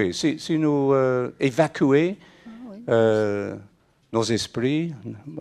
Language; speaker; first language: French; non-native, fluent; English